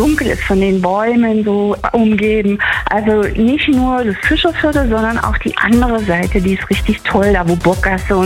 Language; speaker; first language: German; native; German